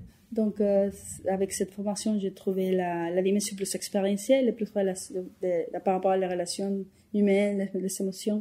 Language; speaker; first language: French; non-native, fluent; Spanish